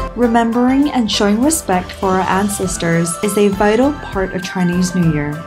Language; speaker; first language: English; native; English